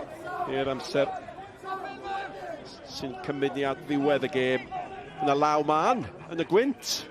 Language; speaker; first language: Welsh; native; Welsh